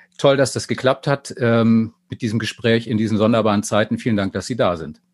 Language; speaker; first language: German; native; German